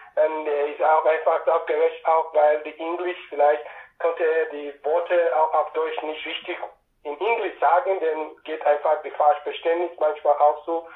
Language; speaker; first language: German; non-native, learner; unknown